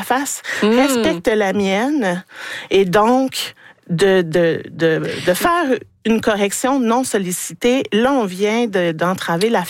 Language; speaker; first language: French; native; French